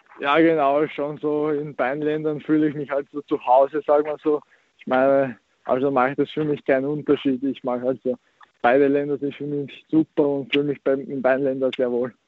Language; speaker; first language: German; early bilingual, other home language; Croatian